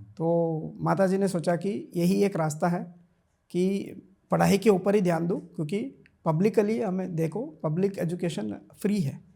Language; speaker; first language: Hindi; non-native, local second language; Kannada